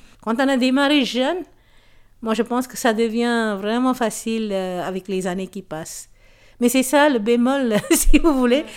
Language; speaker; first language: French; non-native, local second language; Tamil